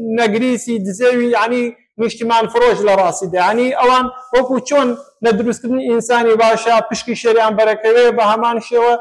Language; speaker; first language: Central Kurdish; native; Central Kurdish